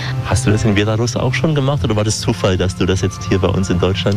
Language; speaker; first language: German; native; German